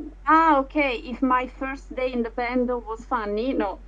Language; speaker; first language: English; non-native, fluent; Italian